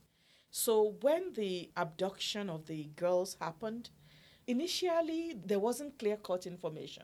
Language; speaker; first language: English; non-native, local second language; Yoruba